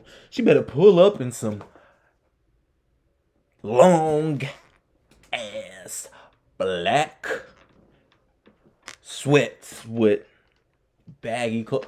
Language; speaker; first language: English; native; English